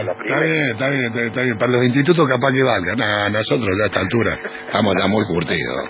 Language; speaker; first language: Spanish; native; Spanish